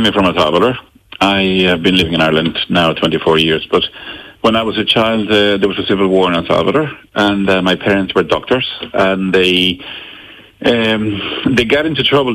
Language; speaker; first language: English; non-native, fluent; Spanish